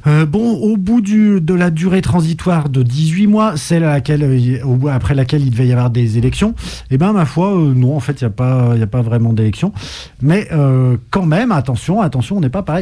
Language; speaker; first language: French; native; French